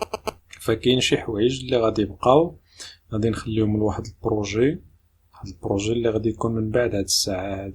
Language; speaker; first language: Arabic; native; Arabic